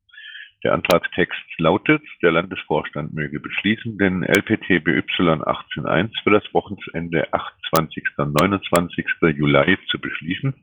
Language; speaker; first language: German; native; German